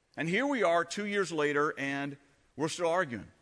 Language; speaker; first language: English; native; English